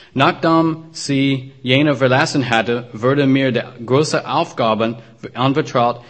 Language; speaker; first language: German; non-native, learner; English